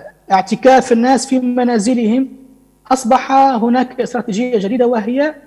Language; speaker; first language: Arabic; native; Arabic